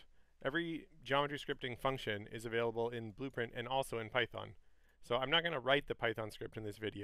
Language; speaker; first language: English; native; English